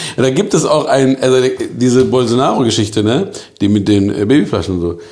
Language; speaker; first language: German; early bilingual, other home language; Persian